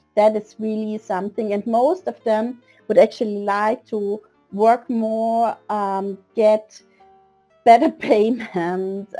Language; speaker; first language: English; non-native, fluent; German